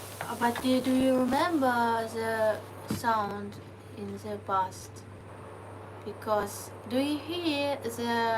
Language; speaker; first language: English; non-native, learner; Ukrainian